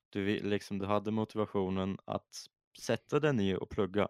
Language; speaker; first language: Swedish; native; Swedish